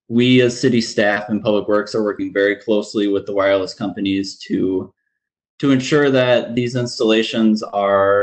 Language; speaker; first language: English; native; English